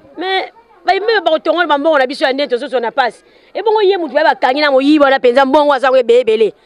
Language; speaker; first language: Lingala; non-native, local second language; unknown